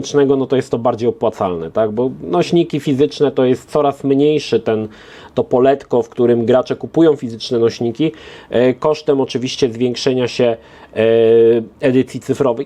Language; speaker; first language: Polish; native; Polish